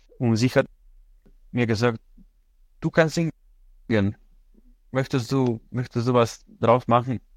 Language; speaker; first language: German; non-native, fluent; Slovenian